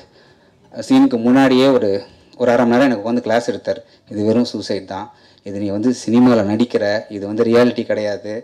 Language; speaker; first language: Tamil; native; Tamil